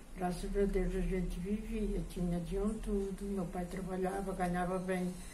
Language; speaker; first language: Portuguese; native; Portuguese